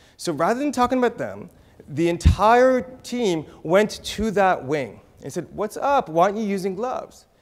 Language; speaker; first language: English; native; English